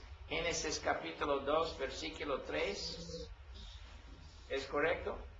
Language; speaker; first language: Spanish; non-native, learner; English